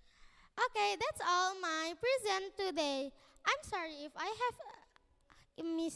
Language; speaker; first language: English; non-native, learner; Indonesian